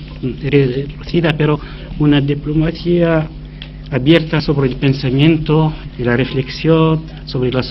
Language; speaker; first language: Spanish; non-native, fluent; Arabic